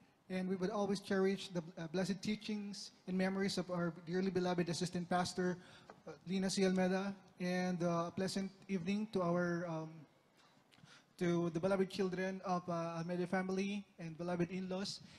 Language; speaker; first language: English; non-native, local second language; Filipino